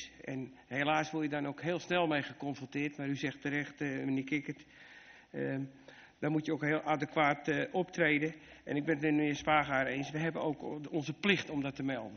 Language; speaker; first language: Dutch; native; Dutch